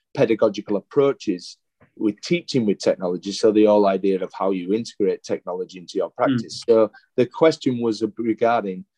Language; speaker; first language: English; native; English